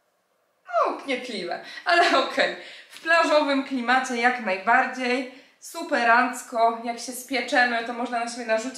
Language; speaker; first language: Polish; native; Polish